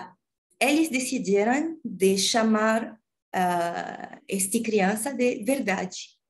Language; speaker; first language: Portuguese; non-native, learner; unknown